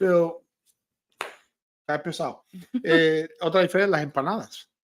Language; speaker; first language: Spanish; early bilingual, heritage; Spanish